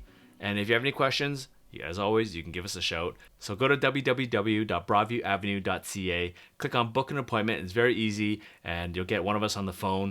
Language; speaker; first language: English; native; English